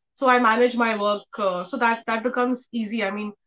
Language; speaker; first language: English; non-native, local second language; Hindi